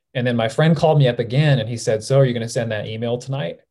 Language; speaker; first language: English; native; English